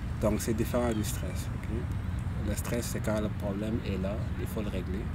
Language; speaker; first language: French; non-native, local second language; Wolof